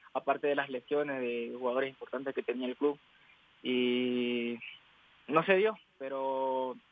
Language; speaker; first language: Spanish; native; Spanish